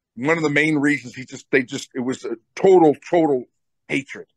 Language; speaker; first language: English; native; English